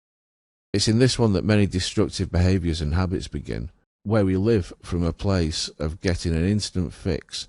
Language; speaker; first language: English; native; English